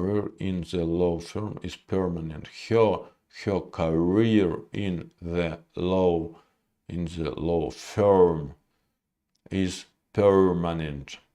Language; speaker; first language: English; non-native, learner; Russian